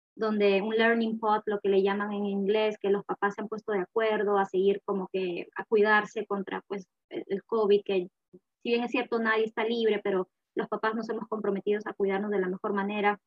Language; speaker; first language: Spanish; native; Spanish